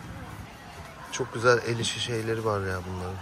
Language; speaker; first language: Turkish; native; Turkish